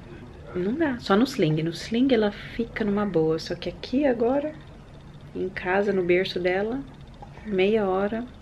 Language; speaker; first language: Portuguese; early bilingual, heritage; Portuguese